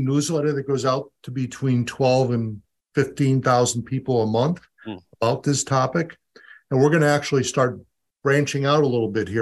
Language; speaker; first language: English; native; English